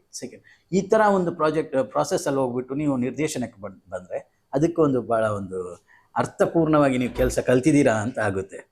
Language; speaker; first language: Kannada; non-native, local second language; Tulu